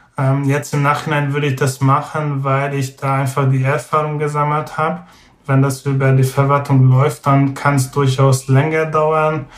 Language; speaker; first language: German; non-native, fluent; Hungarian